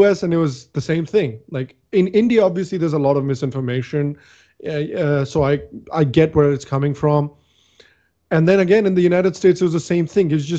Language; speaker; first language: English; non-native, local second language; Hindi